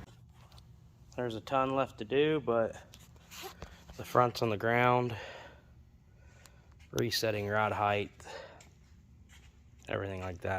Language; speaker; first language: English; native; English